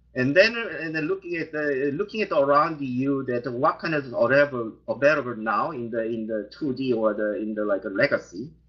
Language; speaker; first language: English; non-native, fluent; Korean